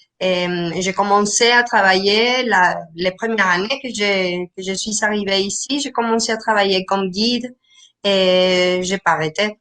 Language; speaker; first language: French; non-native, fluent; Spanish